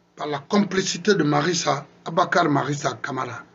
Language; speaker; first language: French; non-native, local second language; Susu